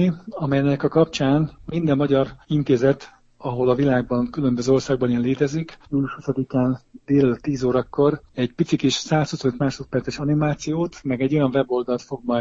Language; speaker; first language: Hungarian; native; Hungarian